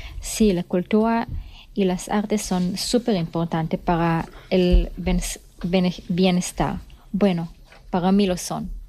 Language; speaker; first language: Spanish; non-native, fluent; Hebrew